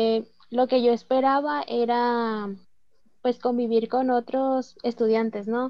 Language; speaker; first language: English; non-native, fluent; Spanish